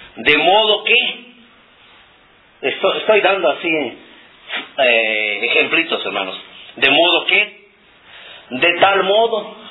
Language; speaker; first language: Spanish; non-native, local second language; Nahuatl languages